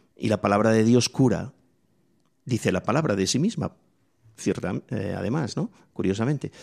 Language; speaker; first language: Spanish; native; Spanish